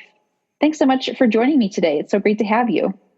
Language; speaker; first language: English; native; English